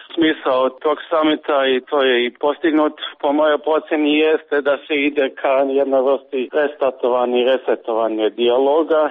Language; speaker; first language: Croatian; non-native, fluent; German